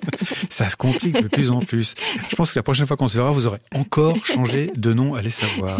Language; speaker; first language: French; native; French